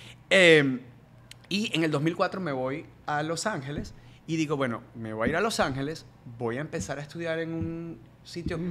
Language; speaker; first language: Spanish; native; Spanish